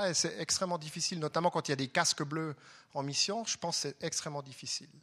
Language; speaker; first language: French; non-native, local second language; German